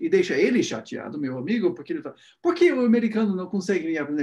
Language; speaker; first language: Portuguese; non-native, fluent; English